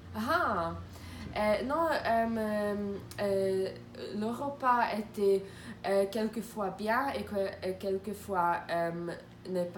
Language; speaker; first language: French; non-native, learner; Croatian